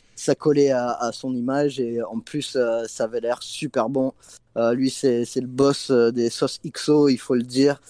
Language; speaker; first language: French; non-native, fluent; English